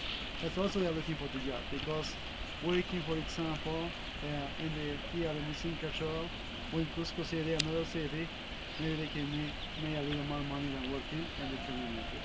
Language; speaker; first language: English; non-native, learner; Spanish